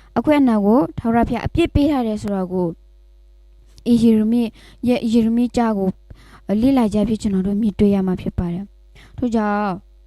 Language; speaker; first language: Burmese; non-native, local second language; S'gaw Karen